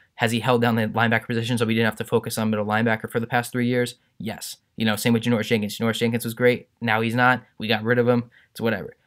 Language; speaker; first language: English; native; English